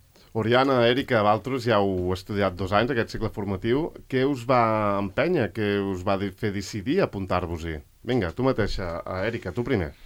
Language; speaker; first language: Catalan; native; Catalan